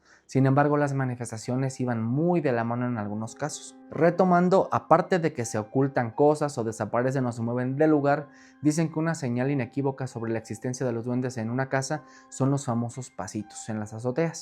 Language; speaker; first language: Spanish; native; Spanish